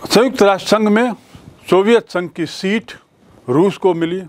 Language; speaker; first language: Hindi; native; Hindi